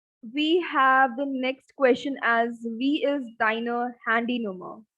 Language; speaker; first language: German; non-native, fluent; Hindi